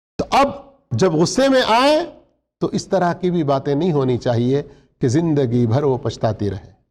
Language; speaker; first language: Urdu; native; Urdu